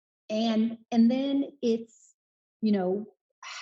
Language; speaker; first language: English; native; English